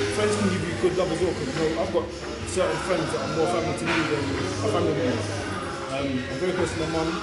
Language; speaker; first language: English; native; English